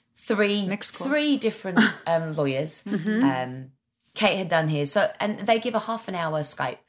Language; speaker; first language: English; native; English